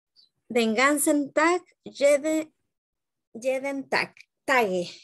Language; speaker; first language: German; non-native, learner; Spanish